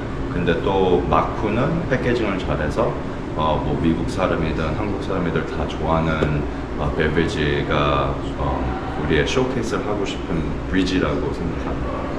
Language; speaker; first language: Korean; early bilingual, heritage; English